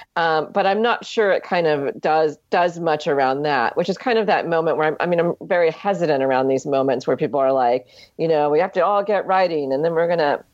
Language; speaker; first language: English; native; English